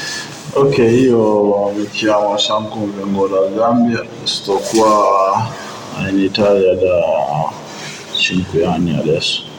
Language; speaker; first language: Italian; non-native, fluent; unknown